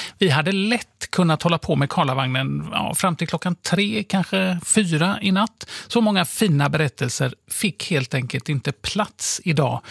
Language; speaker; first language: Swedish; native; Swedish